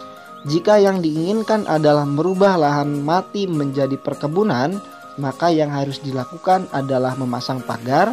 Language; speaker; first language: Indonesian; native; Indonesian